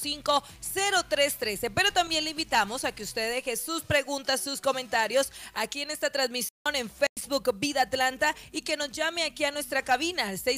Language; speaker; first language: Spanish; native; Spanish